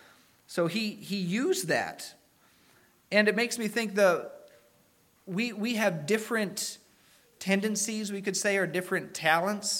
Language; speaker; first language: English; native; English